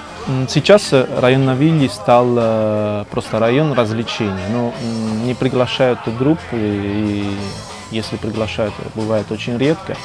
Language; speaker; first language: Russian; non-native, fluent; Italian